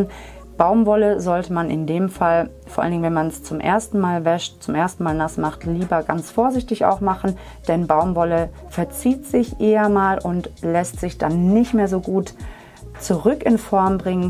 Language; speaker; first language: German; native; German